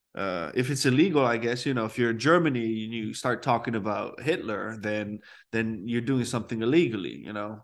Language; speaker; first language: English; early bilingual, other home language; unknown